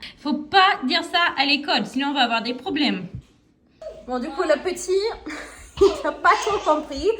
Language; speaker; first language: French; non-native, fluent; English